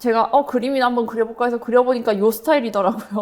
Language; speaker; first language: Korean; native; Korean